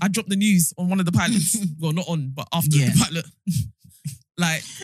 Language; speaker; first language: English; native; English